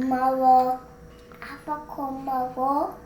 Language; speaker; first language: Korean; early bilingual, heritage; Korean